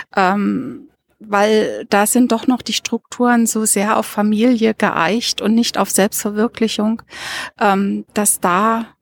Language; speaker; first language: German; native; German